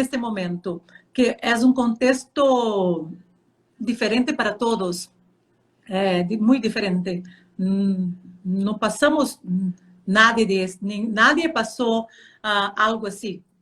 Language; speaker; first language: Spanish; non-native, fluent; Portuguese